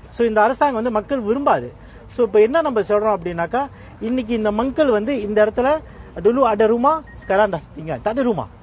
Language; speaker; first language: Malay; non-native, local second language; Tamil